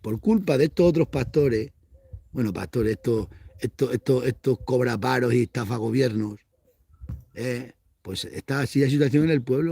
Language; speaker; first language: Spanish; native; Spanish